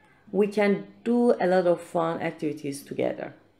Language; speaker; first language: English; non-native, fluent; Turkish